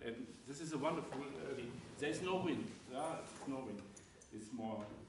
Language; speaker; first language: English; non-native, fluent; German